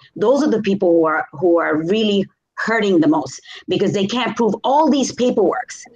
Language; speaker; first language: English; native; English